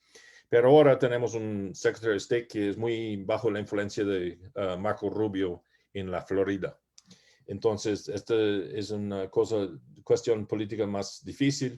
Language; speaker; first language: Spanish; non-native, learner; English